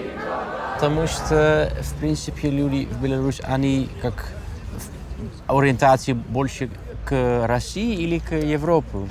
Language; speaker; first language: Russian; non-native, fluent; Dutch